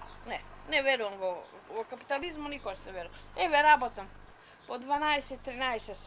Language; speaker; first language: Russian; non-native, local second language; Macedonian